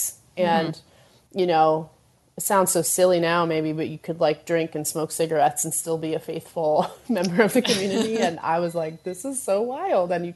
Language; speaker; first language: English; native; English